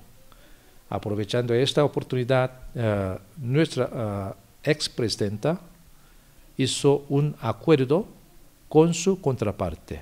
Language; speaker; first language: Spanish; non-native, fluent; Korean